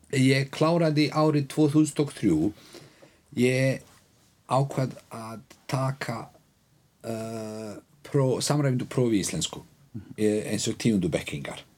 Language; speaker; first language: Icelandic; non-native, fluent; Bosnian